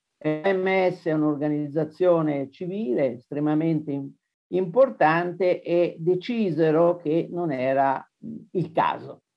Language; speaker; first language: Italian; native; Italian